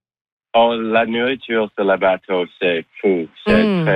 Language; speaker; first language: French; non-native, local second language; English